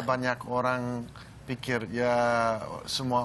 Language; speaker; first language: Indonesian; non-native, learner; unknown